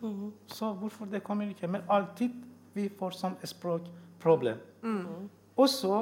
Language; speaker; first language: Norwegian; non-native, learner; Persian